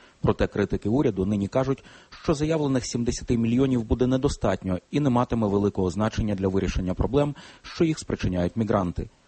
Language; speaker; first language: Ukrainian; native; Ukrainian